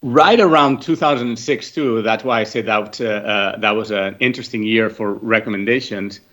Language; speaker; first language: English; non-native, fluent; Catalan